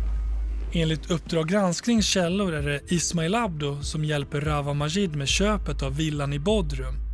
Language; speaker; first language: Swedish; native; Swedish